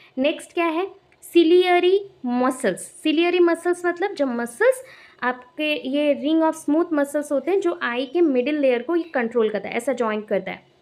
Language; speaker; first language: Hindi; non-native, local second language; Odia